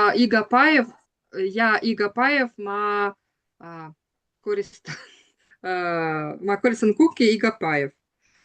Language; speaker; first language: Estonian; non-native, learner; Russian